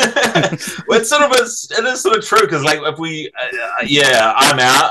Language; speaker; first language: English; native; English